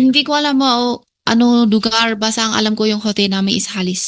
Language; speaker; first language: Filipino; early bilingual, other home language; Chinese